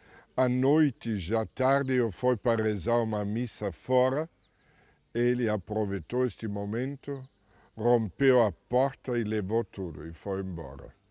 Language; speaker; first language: Portuguese; non-native, fluent; German